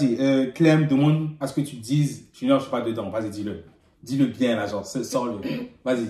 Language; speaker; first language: French; native; French